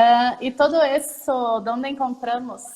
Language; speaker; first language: Spanish; non-native, learner; Portuguese